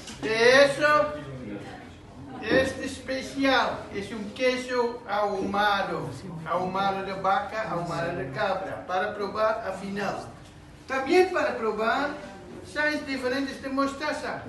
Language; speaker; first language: Spanish; non-native, learner; Dutch